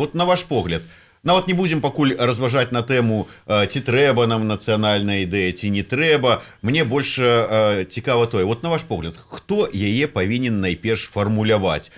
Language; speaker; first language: Belarusian; native; Belarusian